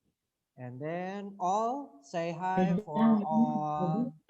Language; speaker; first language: English; non-native, learner; Indonesian